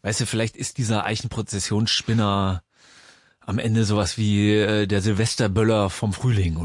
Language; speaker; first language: German; native; German